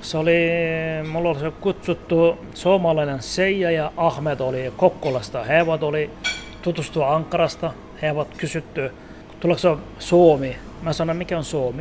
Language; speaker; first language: Finnish; non-native, learner; Turkish